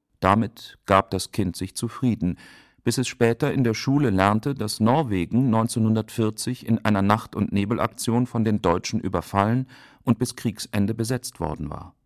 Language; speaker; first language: German; native; German